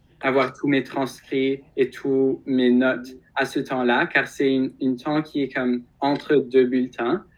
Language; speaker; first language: French; non-native, local second language; English